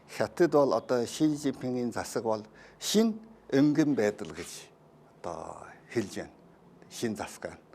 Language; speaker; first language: Mongolian; native; Mongolian